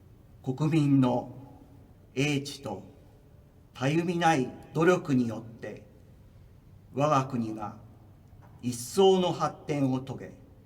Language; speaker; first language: Japanese; native; Japanese